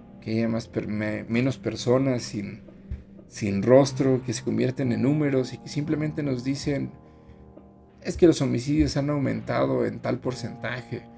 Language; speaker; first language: Spanish; native; Spanish